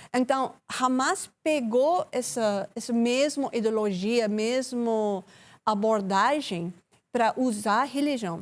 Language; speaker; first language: Portuguese; non-native, learner; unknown